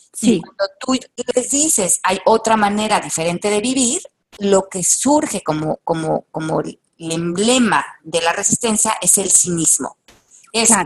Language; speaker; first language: Spanish; native; Spanish